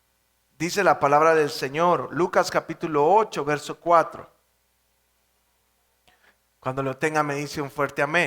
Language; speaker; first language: Spanish; native; Spanish